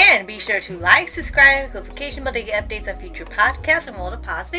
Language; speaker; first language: English; native; English